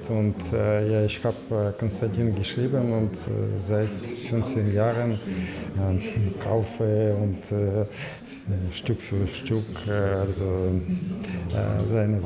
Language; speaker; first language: German; non-native, learner; Russian